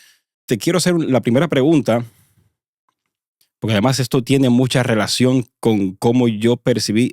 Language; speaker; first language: Spanish; native; Spanish